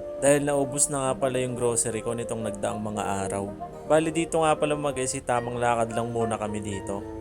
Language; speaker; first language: Filipino; non-native, local second language; Iloko